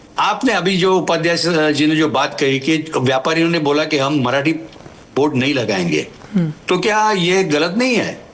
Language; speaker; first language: Hindi; non-native, local second language; Marathi